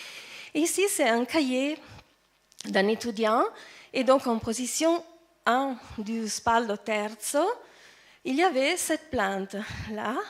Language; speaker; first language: French; non-native, fluent; Italian